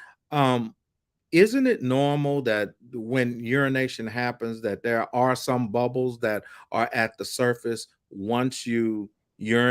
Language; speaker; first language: English; native; English